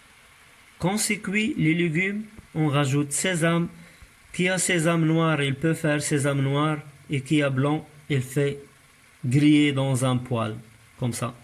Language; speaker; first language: French; non-native, learner; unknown